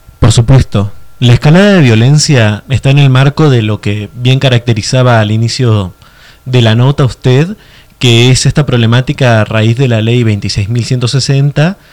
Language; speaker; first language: Spanish; native; Spanish